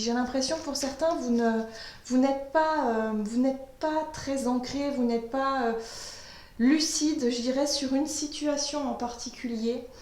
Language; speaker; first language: French; native; French